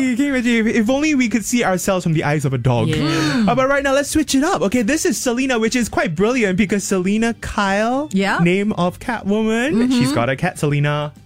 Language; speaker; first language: English; native; English